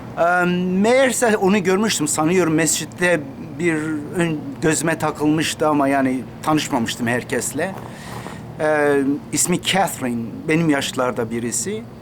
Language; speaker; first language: Turkish; non-native, local second language; Kurdish